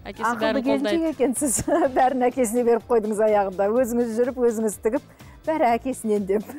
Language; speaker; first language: Kazakh; native; Kazakh